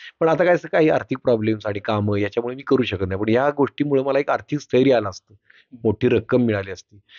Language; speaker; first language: Marathi; native; Marathi